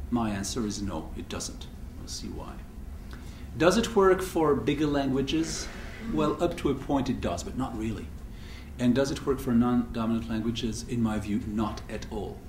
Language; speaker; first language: English; non-native, fluent; French